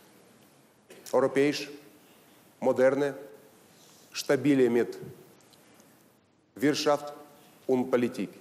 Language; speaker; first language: German; non-native, learner; Russian